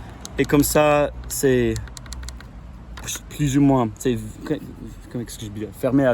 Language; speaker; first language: French; non-native, fluent; English